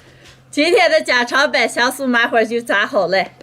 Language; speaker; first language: Chinese; native; Chinese